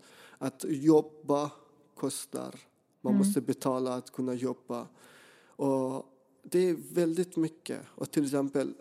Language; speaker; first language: Swedish; non-native, fluent; Persian